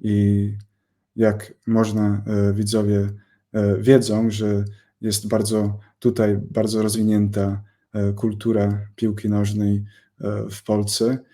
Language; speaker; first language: Polish; non-native, fluent; English